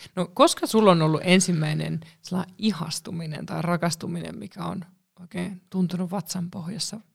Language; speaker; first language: Finnish; native; Finnish